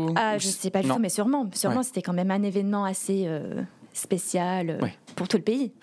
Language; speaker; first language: French; early bilingual, heritage; English